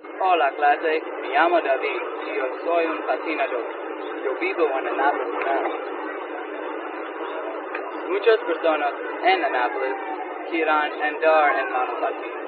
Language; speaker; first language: Spanish; non-native, learner; English